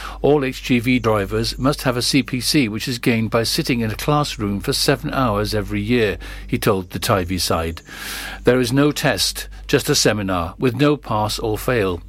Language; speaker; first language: English; native; English